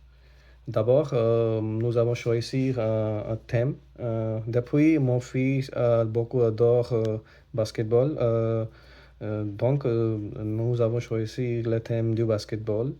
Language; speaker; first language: French; non-native, learner; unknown